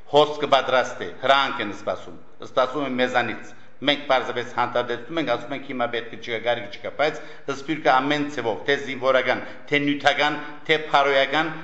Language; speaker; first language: Armenian; early bilingual, heritage; Armenian